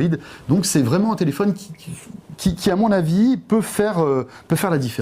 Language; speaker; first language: French; native; French